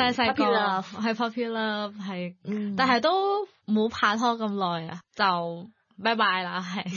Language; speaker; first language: Cantonese; non-native, learner; Thai